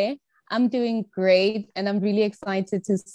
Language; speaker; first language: English; non-native, local second language; Tsonga